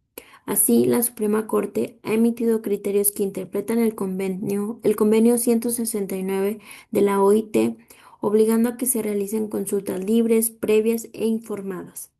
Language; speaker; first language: Spanish; native; Spanish